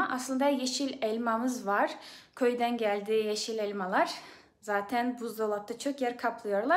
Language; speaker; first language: Turkish; non-native, fluent; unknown